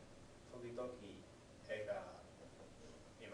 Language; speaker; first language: Japanese; non-native, learner; English